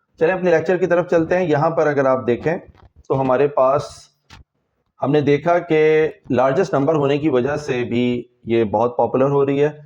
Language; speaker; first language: Urdu; native; Urdu